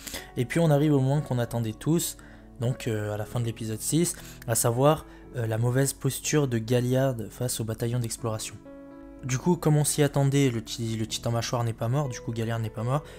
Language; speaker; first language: French; native; French